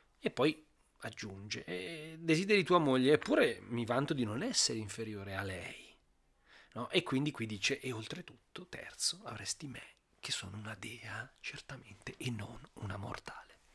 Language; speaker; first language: Italian; native; Italian